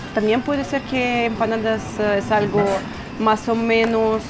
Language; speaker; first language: Spanish; non-native, fluent; Russian